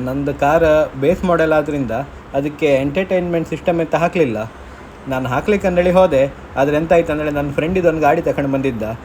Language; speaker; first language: Kannada; non-native, local second language; Konkani